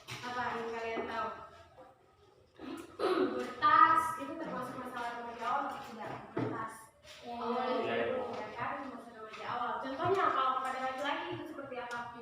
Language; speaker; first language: Indonesian; native; Indonesian